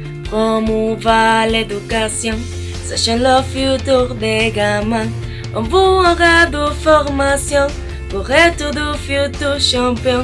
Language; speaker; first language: French; non-native, learner; Spanish